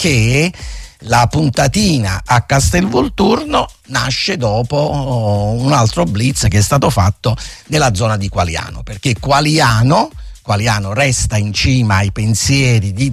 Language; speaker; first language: Italian; native; Italian